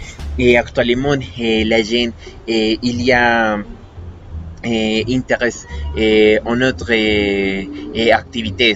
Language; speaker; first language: French; non-native, learner; Spanish